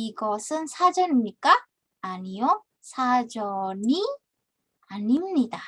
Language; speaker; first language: Korean; non-native, fluent; Indonesian